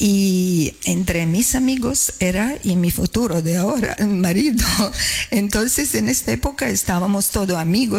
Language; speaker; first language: Spanish; non-native, fluent; Serbian